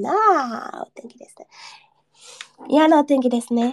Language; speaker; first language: Japanese; non-native, learner; English